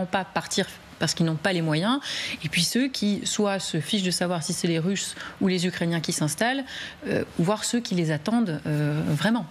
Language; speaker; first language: French; native; French